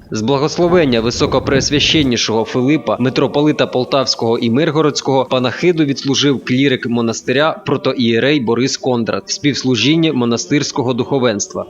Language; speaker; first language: Ukrainian; native; Ukrainian